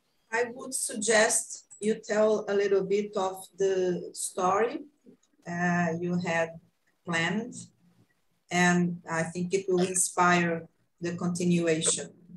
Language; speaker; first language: English; non-native, fluent; Portuguese